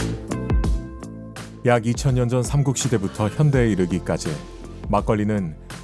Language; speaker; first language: Korean; native; Korean